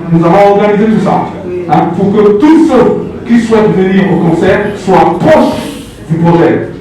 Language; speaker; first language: French; non-native, local second language; Lingala